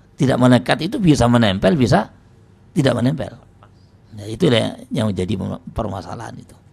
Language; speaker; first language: Indonesian; non-native, local second language; Javanese